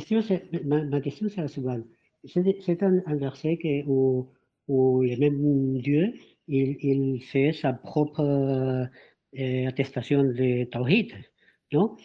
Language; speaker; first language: French; non-native, fluent; Spanish